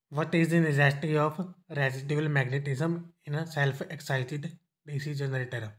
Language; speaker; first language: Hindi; non-native, local second language; Punjabi